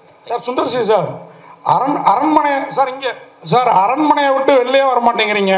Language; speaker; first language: Tamil; native; Tamil